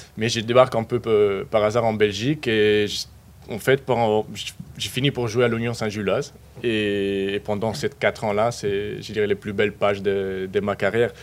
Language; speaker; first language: French; non-native, fluent; Spanish